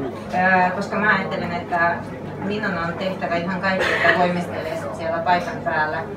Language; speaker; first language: Finnish; non-native, fluent; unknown